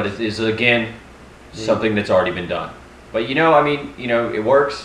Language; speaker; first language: English; native; English